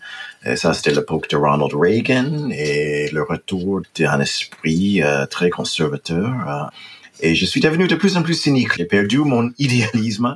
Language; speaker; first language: French; non-native, fluent; English